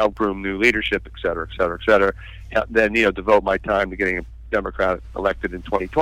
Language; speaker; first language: English; native; English